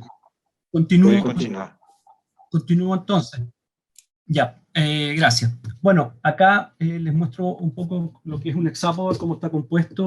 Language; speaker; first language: Spanish; native; Spanish